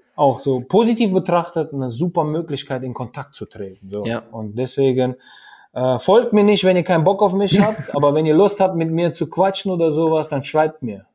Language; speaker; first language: German; early bilingual, other home language; Russian